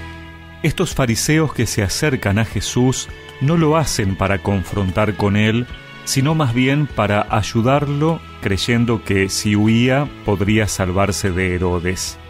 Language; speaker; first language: Spanish; native; Spanish